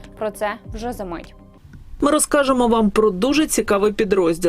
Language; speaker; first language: Ukrainian; native; Ukrainian